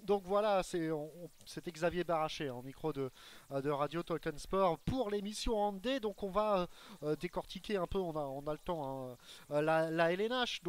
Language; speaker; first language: French; native; French